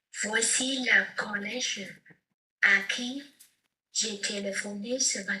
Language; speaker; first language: French; non-native, learner; Vietnamese